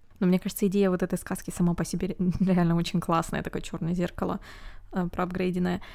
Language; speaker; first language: Russian; native; Russian